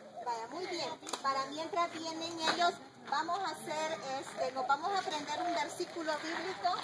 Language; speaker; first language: Spanish; native; Spanish